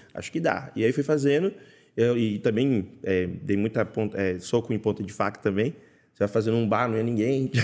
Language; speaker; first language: Portuguese; native; Portuguese